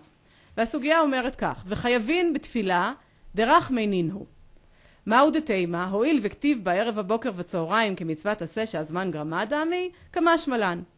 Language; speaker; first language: Hebrew; native; Hebrew